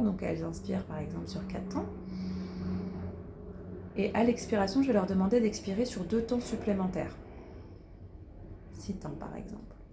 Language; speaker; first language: French; native; French